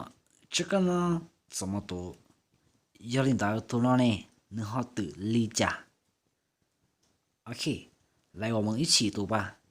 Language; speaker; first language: Chinese; non-native, fluent; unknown